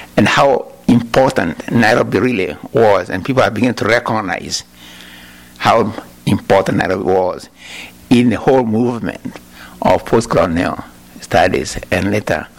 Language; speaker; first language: English; non-native, local second language; Kikuyu